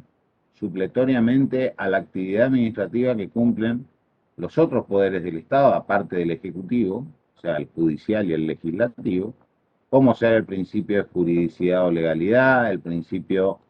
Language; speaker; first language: Spanish; native; Spanish